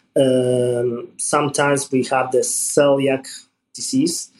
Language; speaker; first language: English; non-native, fluent; Spanish